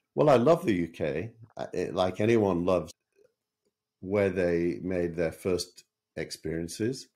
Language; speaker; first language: English; native; English